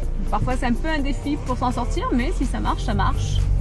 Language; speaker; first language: French; native; French